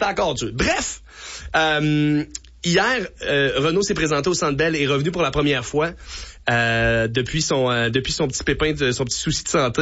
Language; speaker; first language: French; native; French